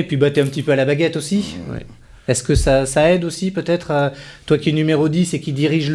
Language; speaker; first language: French; native; French